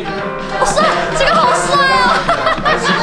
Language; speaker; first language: Chinese; native; Chinese